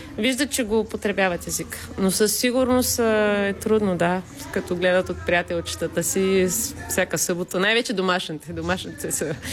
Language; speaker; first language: Bulgarian; native; Bulgarian